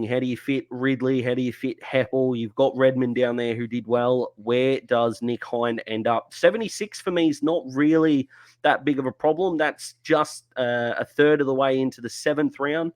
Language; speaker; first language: English; native; English